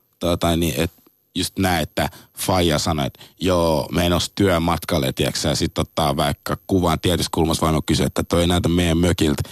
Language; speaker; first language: Finnish; non-native, fluent; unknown